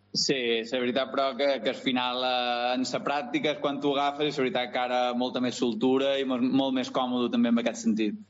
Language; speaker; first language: Catalan; native; Catalan